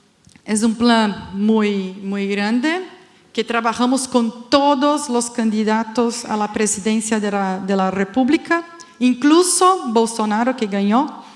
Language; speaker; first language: Spanish; non-native, fluent; Portuguese